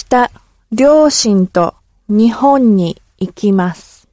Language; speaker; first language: Japanese; non-native, learner; English